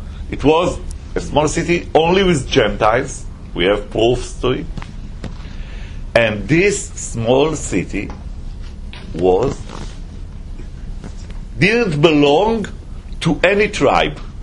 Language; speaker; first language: English; non-native, fluent; Hebrew